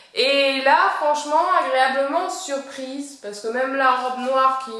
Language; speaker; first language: French; native; French